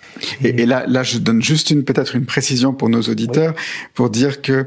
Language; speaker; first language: French; native; French